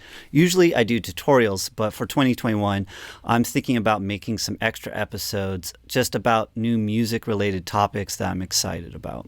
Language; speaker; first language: English; native; English